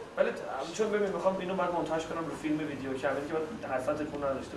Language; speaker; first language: Persian; native; Persian